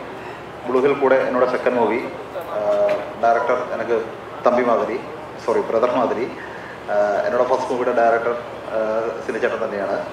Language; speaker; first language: Tamil; non-native, learner; Malayalam